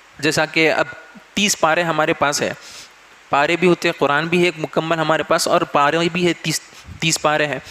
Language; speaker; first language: Urdu; native; Urdu